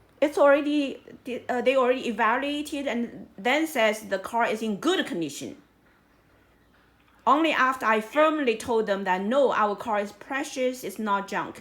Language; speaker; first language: English; non-native, fluent; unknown